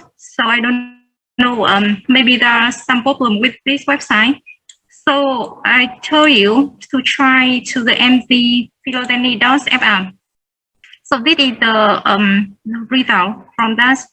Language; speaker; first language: English; non-native, learner; Vietnamese